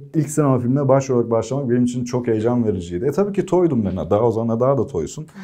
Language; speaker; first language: Turkish; native; Turkish